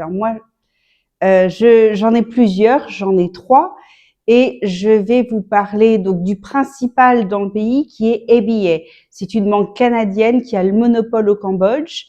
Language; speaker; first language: French; native; French